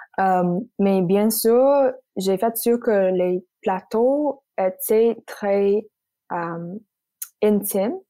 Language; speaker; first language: French; non-native, local second language; English